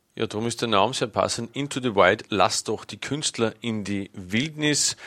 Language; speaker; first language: German; native; German